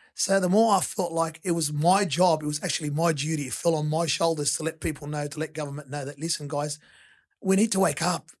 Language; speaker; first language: English; early bilingual, other home language; Arabic